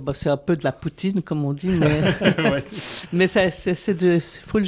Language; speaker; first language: French; native; French